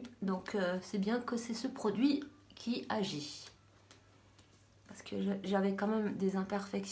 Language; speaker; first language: French; native; French